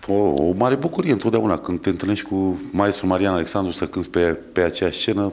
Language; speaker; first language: Romanian; native; Romanian